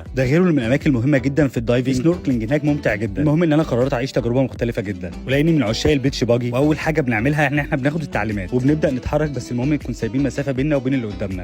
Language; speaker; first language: Arabic; native; Arabic